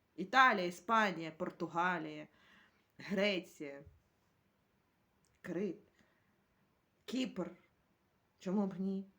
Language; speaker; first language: Ukrainian; native; Ukrainian